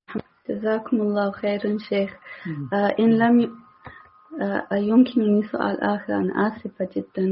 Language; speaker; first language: Arabic; non-native, learner; English